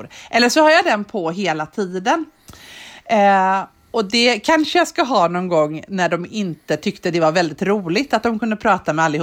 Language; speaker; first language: Swedish; native; Swedish